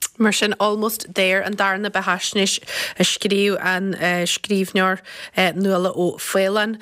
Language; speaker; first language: Irish; native; Irish